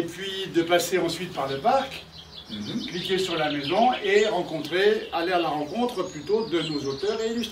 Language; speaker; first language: French; native; French